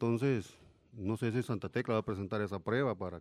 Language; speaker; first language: Spanish; native; Spanish